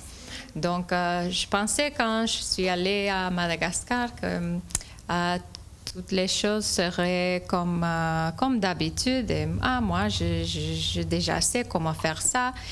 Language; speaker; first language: French; non-native, fluent; English